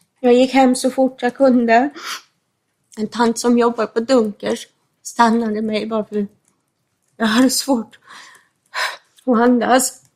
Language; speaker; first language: Swedish; non-native, fluent; English